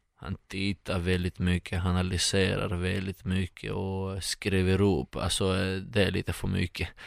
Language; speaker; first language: Swedish; non-native, fluent; Russian